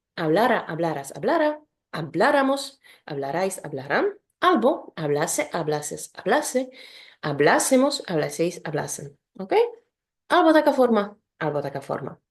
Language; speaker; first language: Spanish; non-native, fluent; Polish